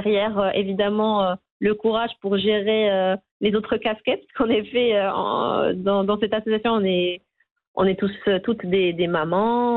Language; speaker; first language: French; non-native, local second language; Arabic